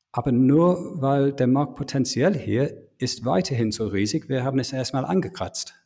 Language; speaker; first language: German; non-native, fluent; English